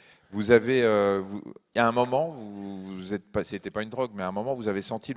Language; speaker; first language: French; native; French